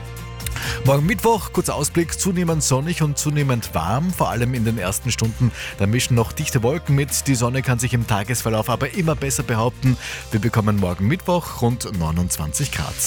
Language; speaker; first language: German; native; German